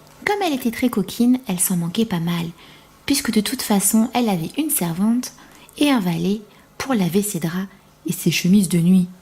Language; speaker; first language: French; native; French